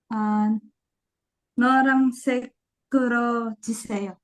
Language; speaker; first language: Korean; non-native, learner; Filipino